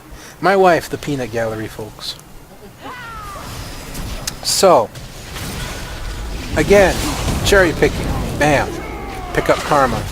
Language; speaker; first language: English; native; English